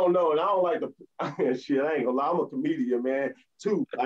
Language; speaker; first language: English; native; English